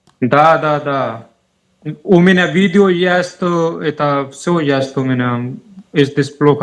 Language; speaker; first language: Russian; non-native, learner; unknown